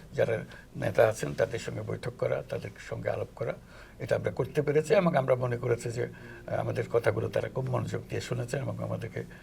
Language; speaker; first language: Bangla; native; Bangla